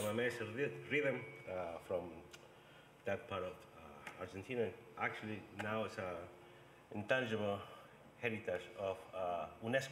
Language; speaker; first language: English; non-native, fluent; Spanish